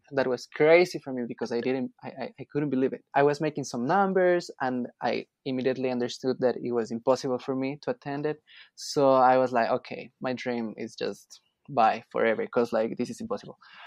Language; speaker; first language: English; non-native, fluent; Spanish